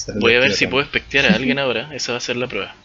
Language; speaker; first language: Spanish; native; Spanish